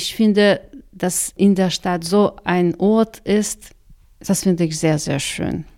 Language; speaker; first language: German; non-native, fluent; Russian